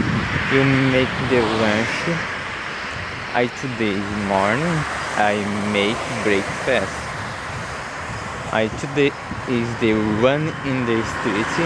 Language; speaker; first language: English; non-native, learner; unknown